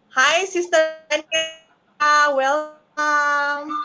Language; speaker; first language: English; non-native, fluent; Indonesian